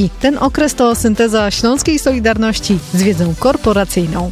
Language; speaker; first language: Polish; native; Polish